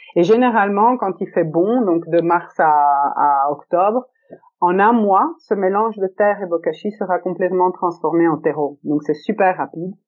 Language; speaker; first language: French; early bilingual, other home language; Italian